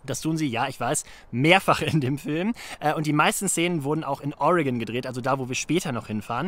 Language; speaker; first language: German; native; German